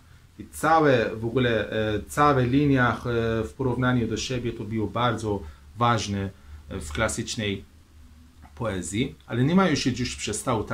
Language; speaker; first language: Polish; non-native, fluent; Persian